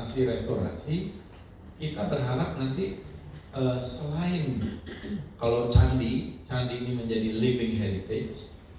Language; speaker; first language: Indonesian; native; Indonesian